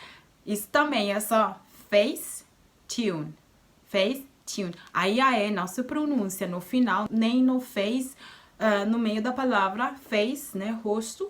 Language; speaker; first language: Portuguese; non-native, fluent; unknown